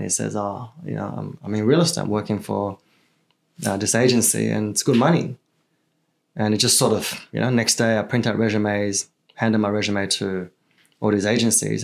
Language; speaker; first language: English; early bilingual, other home language; Chinese